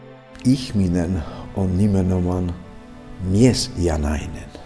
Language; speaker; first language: Finnish; non-native, fluent; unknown